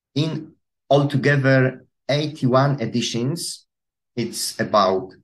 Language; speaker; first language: English; non-native, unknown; Polish